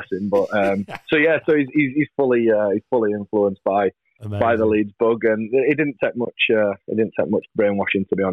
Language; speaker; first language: English; native; English